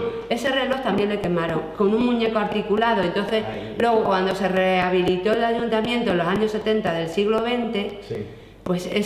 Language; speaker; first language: Spanish; native; Spanish